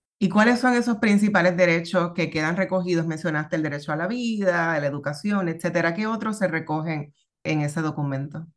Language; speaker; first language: Spanish; native; Spanish